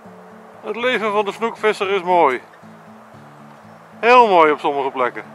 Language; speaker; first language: Dutch; native; Dutch